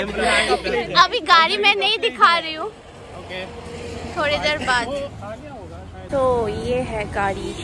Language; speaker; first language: Hindi; non-native, local second language; Bangla